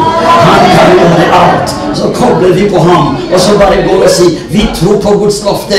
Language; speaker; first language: Norwegian; non-native, fluent; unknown